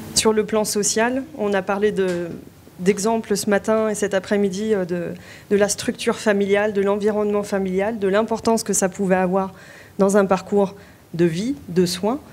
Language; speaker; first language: French; native; French